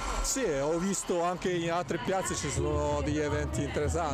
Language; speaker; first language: Italian; non-native, fluent; Chinese